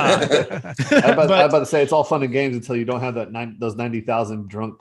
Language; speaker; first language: English; native; English